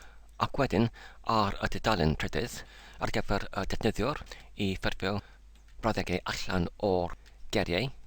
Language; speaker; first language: Welsh; non-native, fluent; English